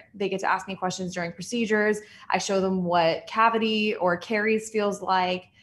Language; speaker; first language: English; native; English